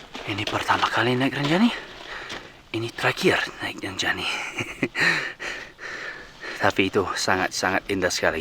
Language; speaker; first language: Indonesian; non-native, learner; English